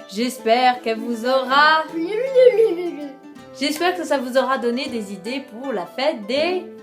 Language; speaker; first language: French; native; French